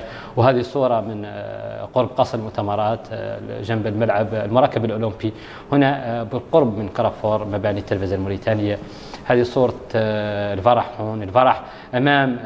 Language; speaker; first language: Arabic; native; Arabic